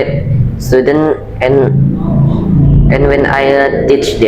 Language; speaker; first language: English; non-native, learner; Indonesian